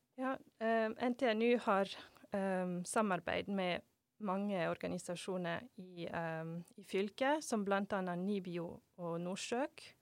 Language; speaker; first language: Norwegian; non-native, fluent; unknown